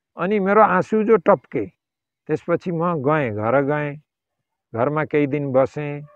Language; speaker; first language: Nepali; native; Nepali